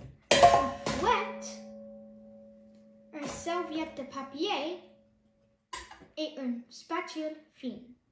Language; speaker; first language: French; non-native, learner; Tamil